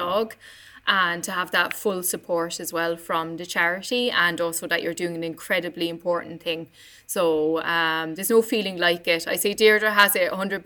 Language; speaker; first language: English; native; English